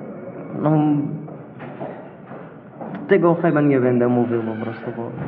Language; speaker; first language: Polish; non-native, fluent; Arabic